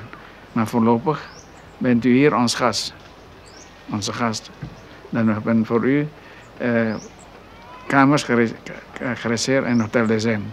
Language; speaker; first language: Dutch; non-native, local second language; Minangkabau